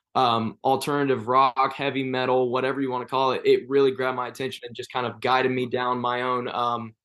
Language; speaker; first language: English; native; English